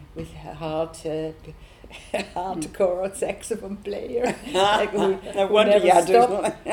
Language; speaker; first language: English; non-native, learner; Swiss German